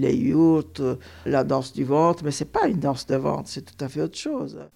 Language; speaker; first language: French; non-native, fluent; Turkish